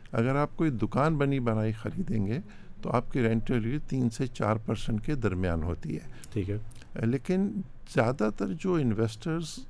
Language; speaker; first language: Urdu; native; Urdu